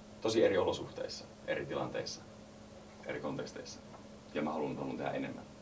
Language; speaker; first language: Finnish; early bilingual, heritage; Finnish